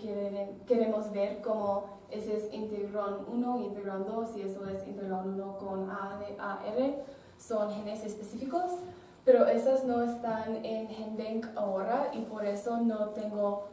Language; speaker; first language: Spanish; non-native, learner; English